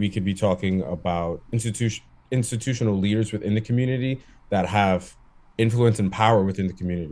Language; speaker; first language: English; native; English